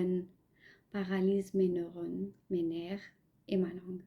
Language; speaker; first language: French; non-native, fluent; Punjabi